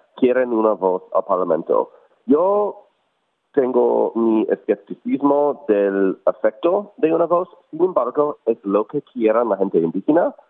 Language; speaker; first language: Spanish; non-native, fluent; English